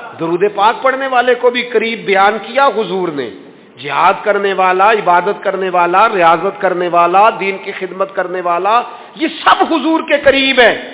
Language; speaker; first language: Urdu; non-native, local second language; Punjabi